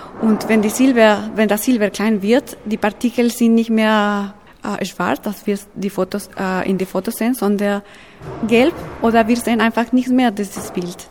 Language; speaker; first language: German; non-native, fluent; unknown